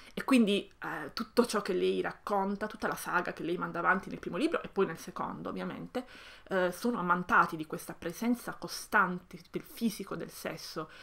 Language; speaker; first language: Italian; native; Italian